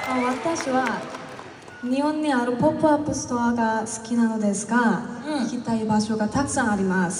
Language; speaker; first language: Japanese; non-native, fluent; Korean